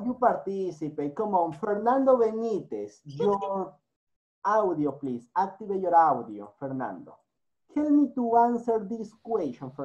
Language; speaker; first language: English; non-native, learner; Spanish